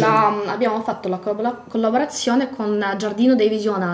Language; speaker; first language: Italian; non-native, fluent; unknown